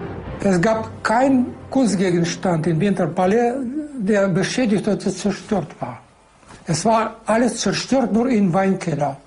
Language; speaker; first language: German; non-native, fluent; Russian